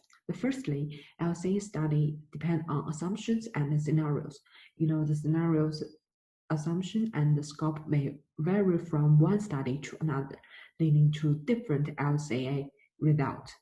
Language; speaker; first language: English; non-native, fluent; Chinese